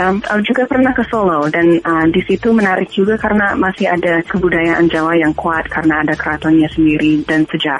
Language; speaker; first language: Indonesian; non-native, fluent; English